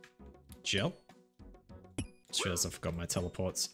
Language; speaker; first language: English; native; English